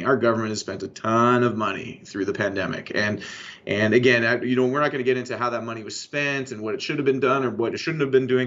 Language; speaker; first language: English; native; English